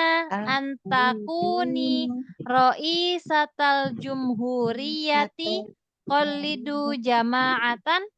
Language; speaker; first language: Arabic; non-native, fluent; Indonesian